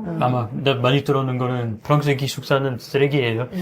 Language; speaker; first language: Korean; non-native, fluent; French